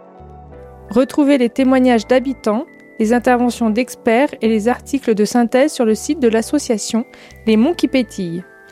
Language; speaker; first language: French; native; French